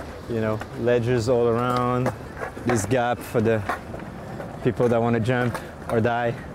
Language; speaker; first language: English; non-native, fluent; French